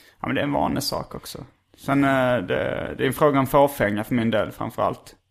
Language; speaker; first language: Swedish; native; Swedish